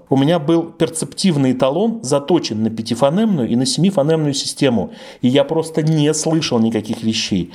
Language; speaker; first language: Russian; native; Russian